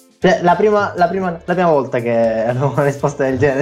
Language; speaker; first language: Italian; native; Italian